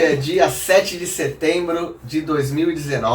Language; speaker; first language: Portuguese; native; Portuguese